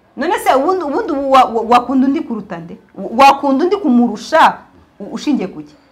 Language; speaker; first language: Kinyarwanda; early bilingual, heritage; Kinyarwanda